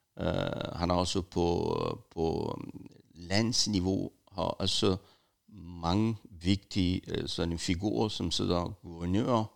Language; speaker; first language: Danish; non-native, fluent; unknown